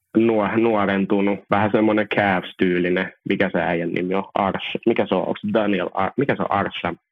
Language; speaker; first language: Finnish; early bilingual, other home language; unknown